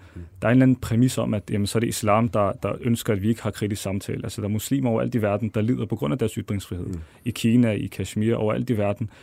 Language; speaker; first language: Danish; early bilingual, other home language; Arabic